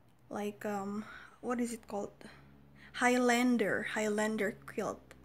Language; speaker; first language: English; non-native, fluent; Indonesian